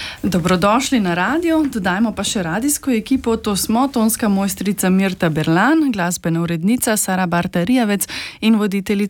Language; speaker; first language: Slovenian; native; Slovenian